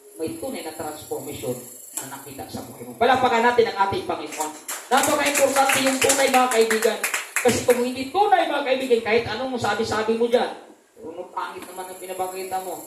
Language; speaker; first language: Filipino; non-native, local second language; Cebuano